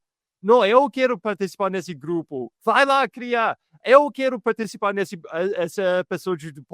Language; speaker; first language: Portuguese; non-native, fluent; English